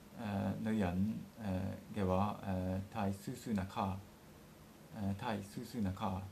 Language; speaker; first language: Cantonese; non-native, learner; Japanese